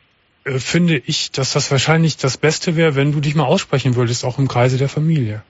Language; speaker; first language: German; native; German